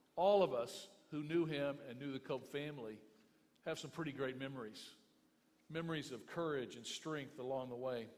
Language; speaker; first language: English; native; English